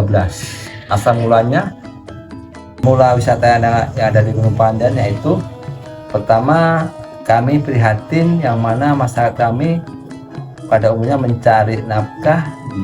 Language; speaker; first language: Indonesian; non-native, local second language; Javanese